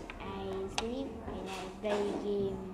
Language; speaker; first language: English; non-native, learner; Vietnamese